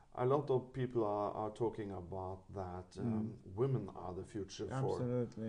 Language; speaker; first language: English; non-native, fluent; Norwegian